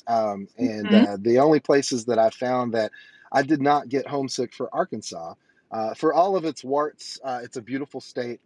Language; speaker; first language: English; native; English